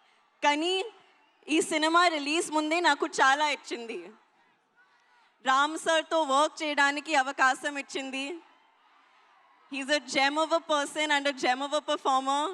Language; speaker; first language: Telugu; non-native, learner; Hindi